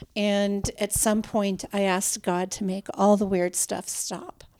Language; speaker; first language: English; native; English